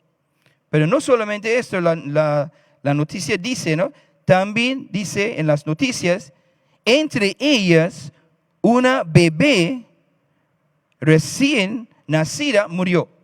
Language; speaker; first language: Spanish; non-native, fluent; English